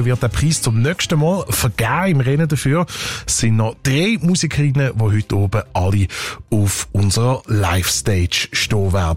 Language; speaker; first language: German; native; German